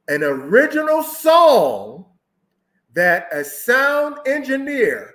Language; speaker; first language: English; native; English